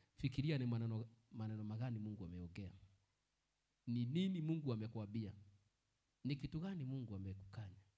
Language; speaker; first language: Swahili; non-native, local second language; Kikuyu